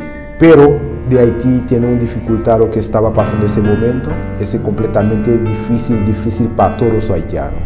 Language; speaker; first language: Spanish; non-native, learner; Haitian Creole